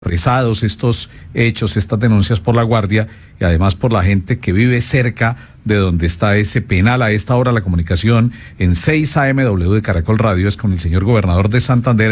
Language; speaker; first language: Spanish; native; Spanish